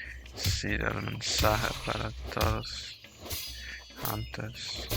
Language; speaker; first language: Spanish; non-native, learner; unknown